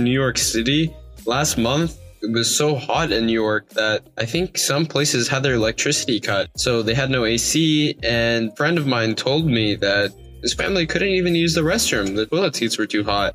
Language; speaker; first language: English; native; English